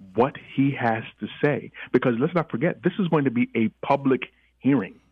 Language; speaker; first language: English; early bilingual, other home language; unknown